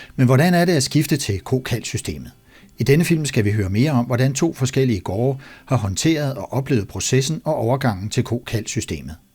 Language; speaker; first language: Danish; native; Danish